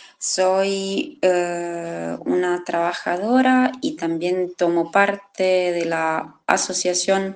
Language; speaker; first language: Spanish; non-native, fluent; Italian